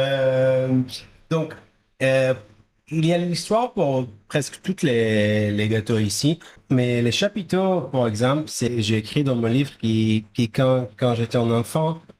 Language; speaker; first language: French; non-native, fluent; Hebrew